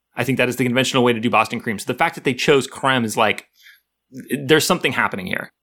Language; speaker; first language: English; native; English